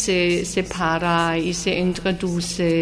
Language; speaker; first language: Spanish; non-native, fluent; German